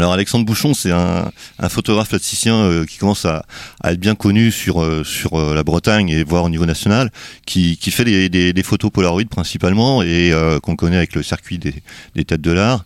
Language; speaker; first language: French; native; French